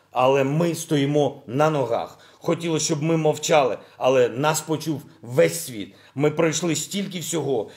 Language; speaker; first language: Ukrainian; non-native, local second language; Russian